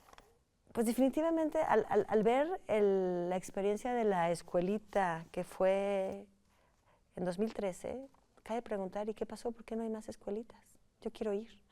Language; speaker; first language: Spanish; native; Spanish